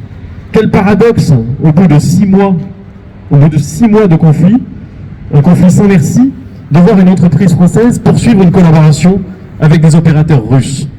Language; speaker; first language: French; native; French